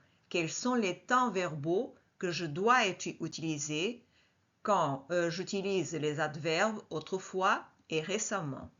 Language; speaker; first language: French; non-native, fluent; Portuguese